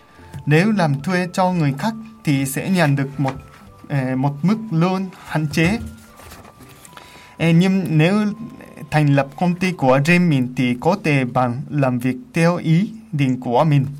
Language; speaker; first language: Vietnamese; non-native, fluent; Japanese